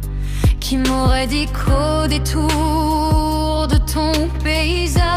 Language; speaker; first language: French; native; French